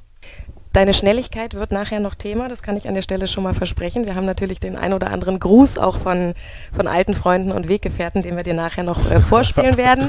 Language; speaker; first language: German; native; German